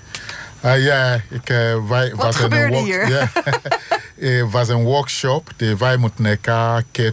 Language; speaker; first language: Dutch; non-native, fluent; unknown